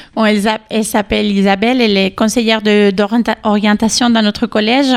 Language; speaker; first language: French; non-native, fluent; Spanish